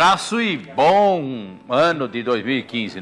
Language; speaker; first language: Portuguese; native; Portuguese